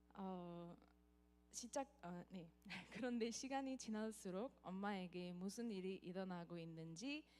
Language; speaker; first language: Korean; non-native, fluent; Nepali